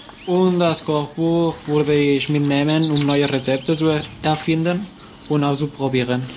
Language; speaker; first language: German; non-native, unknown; Catalan